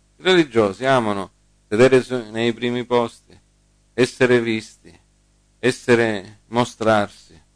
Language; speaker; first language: Italian; early bilingual, heritage; English